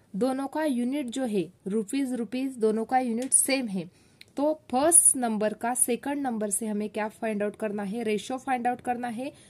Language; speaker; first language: Hindi; non-native, local second language; Marathi